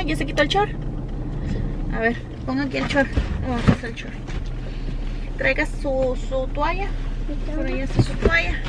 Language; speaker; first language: Spanish; native; Spanish